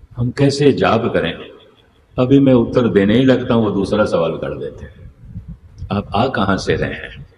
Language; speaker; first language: Hindi; non-native, local second language; Punjabi